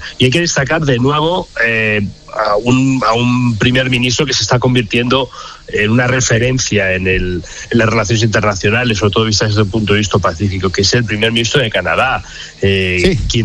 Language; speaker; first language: Spanish; native; Spanish